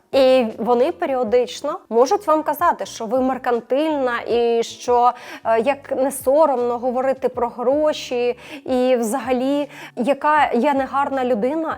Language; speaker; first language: Ukrainian; non-native, local second language; Russian